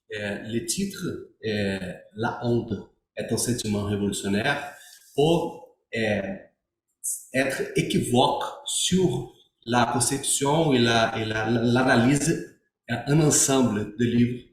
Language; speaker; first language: French; non-native, learner; Portuguese